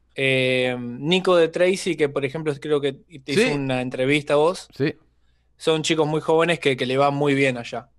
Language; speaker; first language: Spanish; native; Spanish